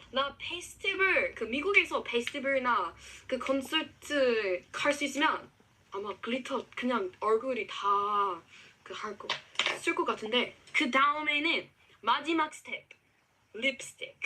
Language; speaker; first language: Korean; non-native, learner; English